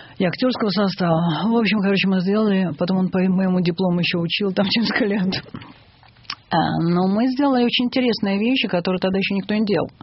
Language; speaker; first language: Russian; native; Russian